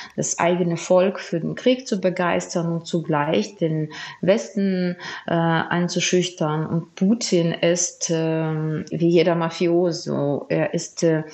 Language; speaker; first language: German; non-native, fluent; Ukrainian